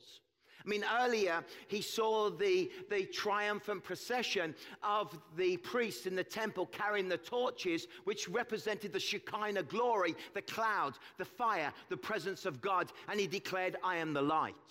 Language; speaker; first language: English; native; English